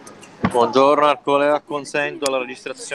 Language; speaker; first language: Italian; native; Italian